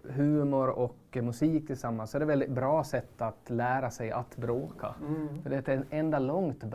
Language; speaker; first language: Swedish; native; Swedish